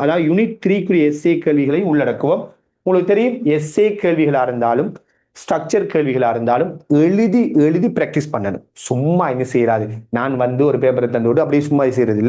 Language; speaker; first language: Tamil; native; Tamil